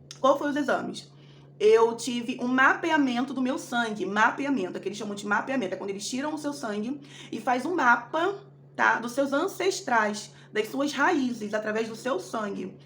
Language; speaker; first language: Portuguese; native; Portuguese